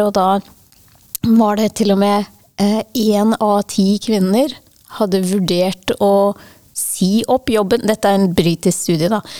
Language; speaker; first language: Norwegian; non-native, fluent; English